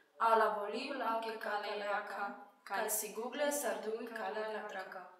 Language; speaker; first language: Slovenian; non-native, local second language; Romany